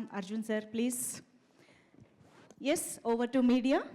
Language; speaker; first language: Telugu; native; Telugu